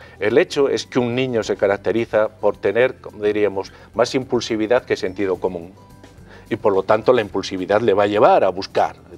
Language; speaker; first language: Spanish; native; Spanish